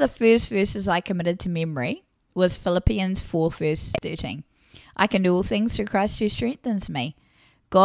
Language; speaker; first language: English; native; English